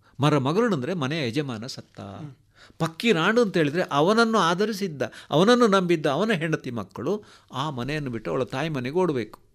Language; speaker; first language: Kannada; non-native, local second language; Tulu